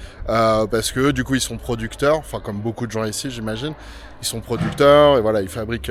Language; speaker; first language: French; native; French